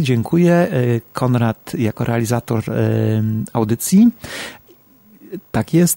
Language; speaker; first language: Polish; native; Polish